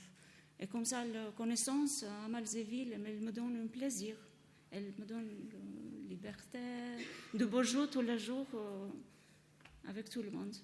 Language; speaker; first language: French; non-native, learner; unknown